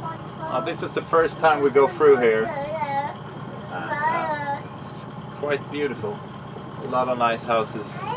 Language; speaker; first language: English; non-native, fluent; Swedish